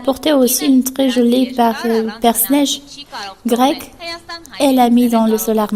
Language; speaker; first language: French; non-native, fluent; Armenian